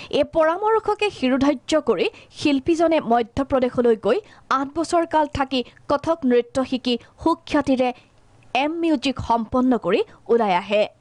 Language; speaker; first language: Assamese; native; Assamese